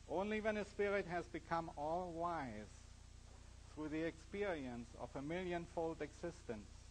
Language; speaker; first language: English; non-native, fluent; German